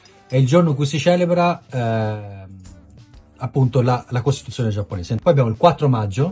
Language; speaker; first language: Italian; native; Italian